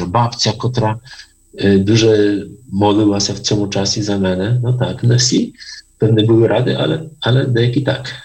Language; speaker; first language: Polish; non-native, learner; Ukrainian